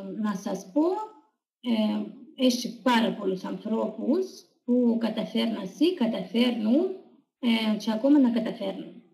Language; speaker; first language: Greek; non-native, learner; Russian